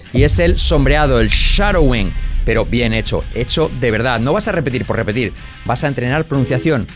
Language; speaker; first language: Spanish; native; Spanish